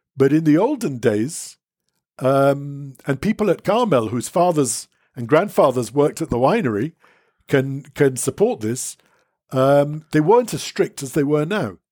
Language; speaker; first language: English; native; English